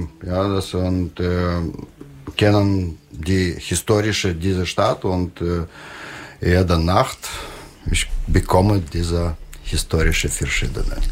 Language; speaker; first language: German; non-native, learner; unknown